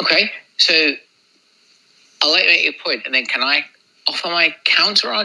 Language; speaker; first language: English; native; English